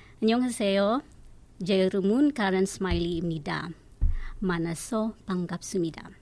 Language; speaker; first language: Korean; non-native, learner; English